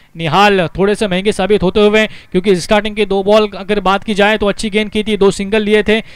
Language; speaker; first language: Hindi; non-native, local second language; Marathi